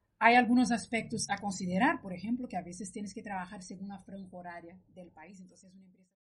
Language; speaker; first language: Spanish; non-native, fluent; Portuguese